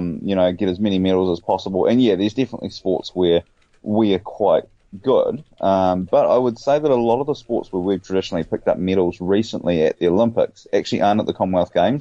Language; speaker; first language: English; native; English